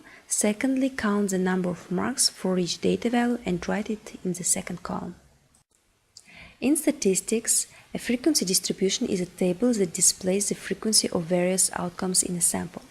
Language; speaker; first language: English; non-native, fluent; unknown